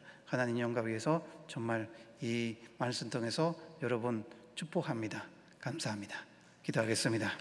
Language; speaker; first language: Korean; non-native, learner; Spanish